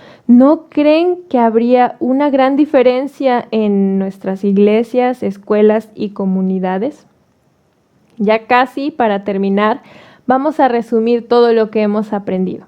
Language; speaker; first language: Spanish; native; Spanish